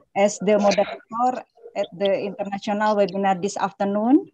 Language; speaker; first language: English; non-native, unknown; Indonesian